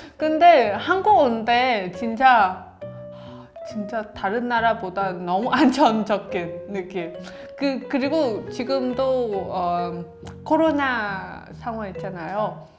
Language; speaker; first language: Korean; non-native, learner; Vietnamese